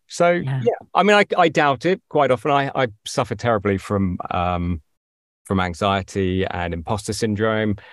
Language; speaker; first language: English; native; English